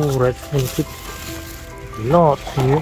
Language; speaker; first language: English; non-native, learner; Khmer